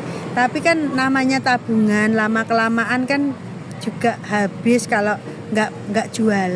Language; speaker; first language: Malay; non-native, local second language; Javanese